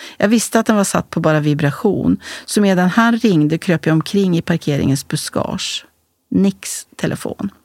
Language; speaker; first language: Swedish; native; Swedish